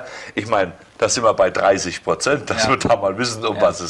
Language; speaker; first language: German; native; German